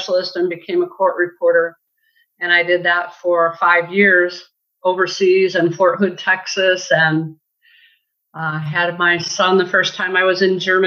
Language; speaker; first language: English; native; English